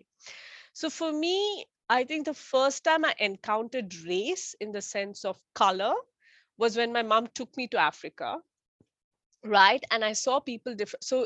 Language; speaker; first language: English; non-native, local second language; Bangla